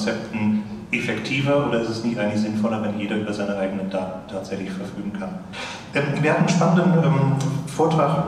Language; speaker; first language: German; native; German